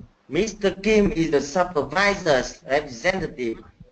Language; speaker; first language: English; non-native, learner; Vietnamese